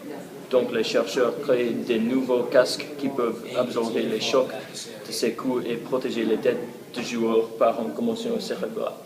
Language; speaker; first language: French; non-native, learner; English